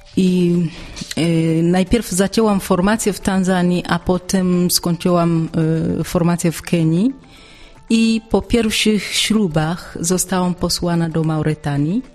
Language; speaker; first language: Polish; non-native, fluent; Swahili